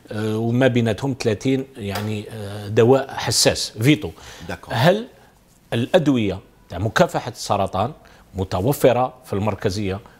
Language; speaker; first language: Arabic; native; Arabic